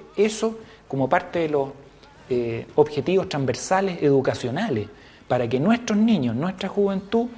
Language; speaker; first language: Spanish; native; Spanish